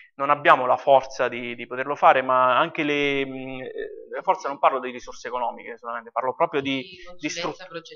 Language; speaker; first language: Italian; native; Italian